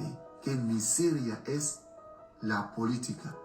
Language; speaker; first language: Spanish; non-native, fluent; French